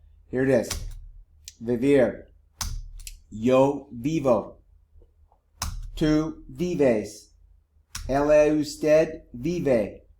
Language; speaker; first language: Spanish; non-native, fluent; English